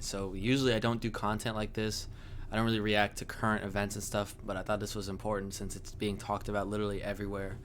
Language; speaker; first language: English; native; English